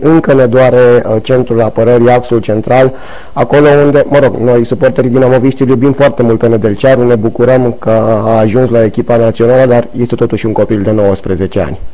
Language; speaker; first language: Romanian; native; Romanian